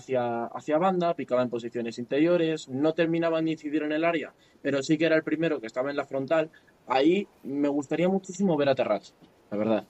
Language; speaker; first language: Spanish; native; Spanish